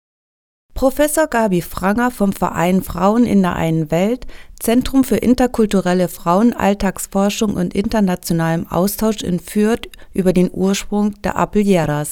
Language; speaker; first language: German; native; German